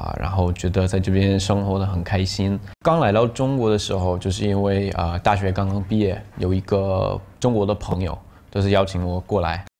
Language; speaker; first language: Chinese; non-native, fluent; English